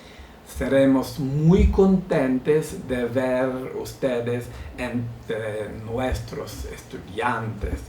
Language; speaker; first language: Spanish; non-native, learner; Russian